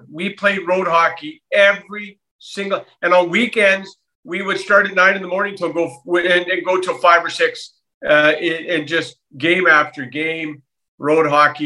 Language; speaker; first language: English; native; English